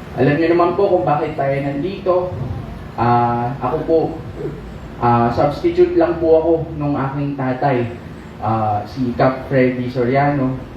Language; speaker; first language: Filipino; non-native, local second language; Pangasinan